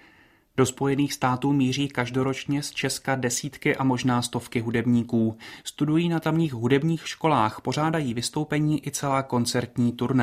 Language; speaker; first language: Czech; native; Czech